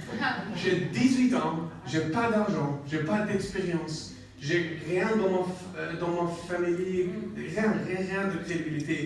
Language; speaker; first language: French; non-native, learner; English